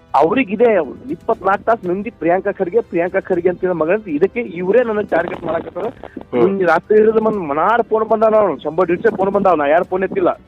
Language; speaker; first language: Kannada; non-native, local second language; Lambadi